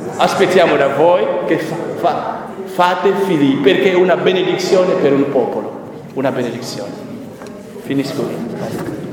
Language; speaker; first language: Italian; non-native, fluent; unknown